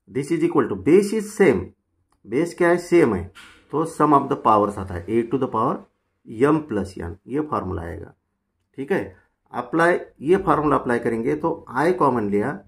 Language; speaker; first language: Hindi; non-native, local second language; Marathi